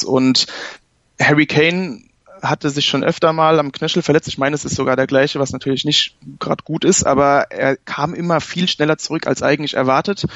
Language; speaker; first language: German; native; German